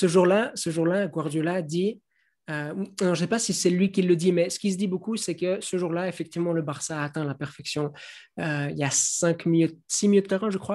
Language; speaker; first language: French; native; French